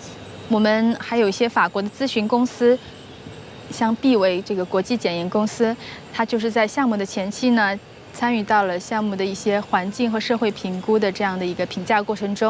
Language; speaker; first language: Chinese; native; Chinese